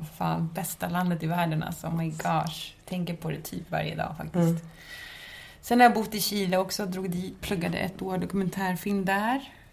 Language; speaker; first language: Swedish; early bilingual, other home language; Spanish